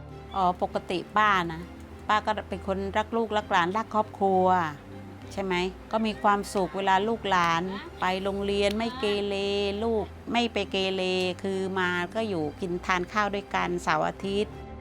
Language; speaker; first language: Thai; native; Thai